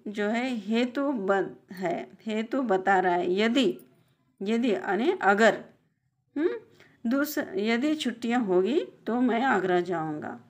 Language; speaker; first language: Hindi; non-native, local second language; Telugu